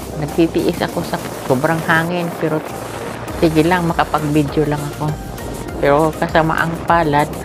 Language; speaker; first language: Filipino; non-native, local second language; Cebuano